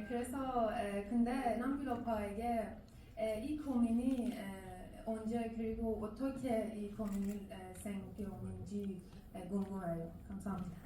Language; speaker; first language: Korean; non-native, learner; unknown